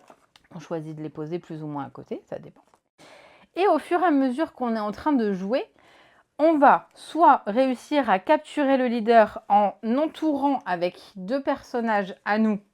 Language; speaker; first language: French; native; French